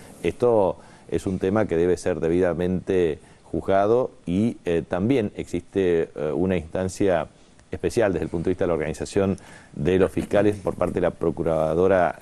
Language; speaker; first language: Spanish; native; Spanish